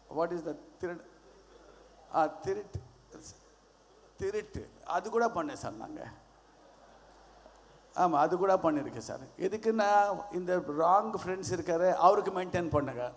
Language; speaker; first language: Tamil; non-native, learner; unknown